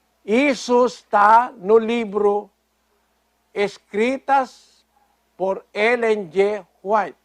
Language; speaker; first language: Portuguese; non-native, fluent; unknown